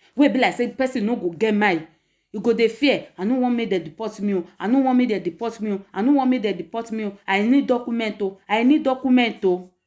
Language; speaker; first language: Nigerian Pidgin; non-native, local second language; Yoruba